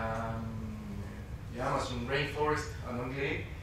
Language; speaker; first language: French; non-native, fluent; Spanish